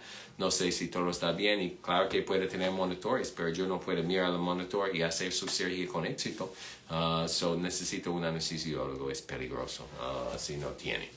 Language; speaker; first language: Spanish; non-native, fluent; English